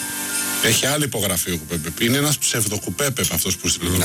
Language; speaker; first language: Greek; native; Greek